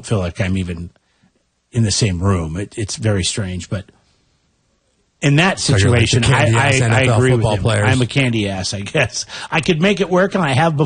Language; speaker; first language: English; native; English